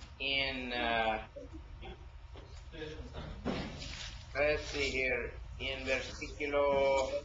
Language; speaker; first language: Spanish; non-native, learner; English